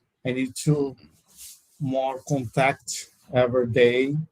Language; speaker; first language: English; non-native, learner; Portuguese